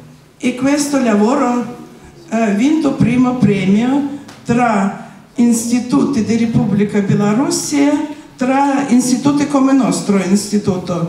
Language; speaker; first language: Italian; non-native, learner; Russian